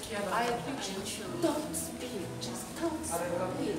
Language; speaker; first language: English; non-native, learner; Lithuanian